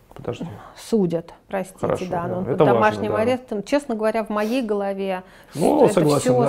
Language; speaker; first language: Russian; native; Russian